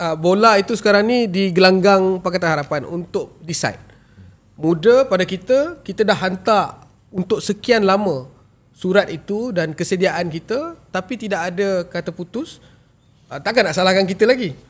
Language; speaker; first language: Malay; native; Malay